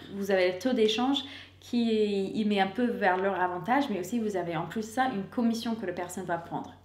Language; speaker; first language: French; non-native, fluent; English